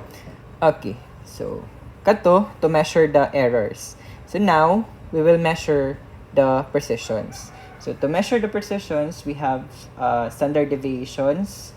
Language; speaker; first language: English; non-native, local second language; Cebuano